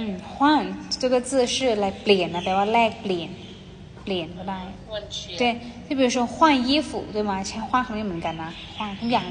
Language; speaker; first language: Chinese; non-native, fluent; Thai